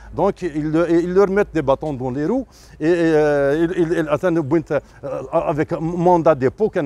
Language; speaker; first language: French; non-native, local second language; Kabyle